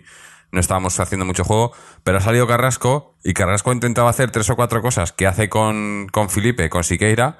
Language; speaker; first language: Spanish; native; Spanish